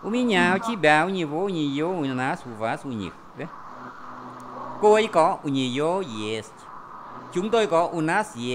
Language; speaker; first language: Russian; non-native, fluent; Vietnamese